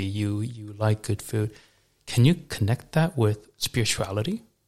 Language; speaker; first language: English; native; English